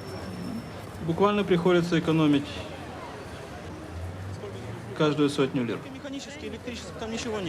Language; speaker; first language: Russian; native; Russian